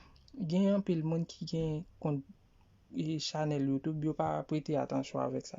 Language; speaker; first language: French; non-native, learner; Haitian Creole